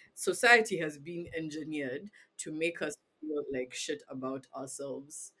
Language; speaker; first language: English; non-native, local second language; Ganda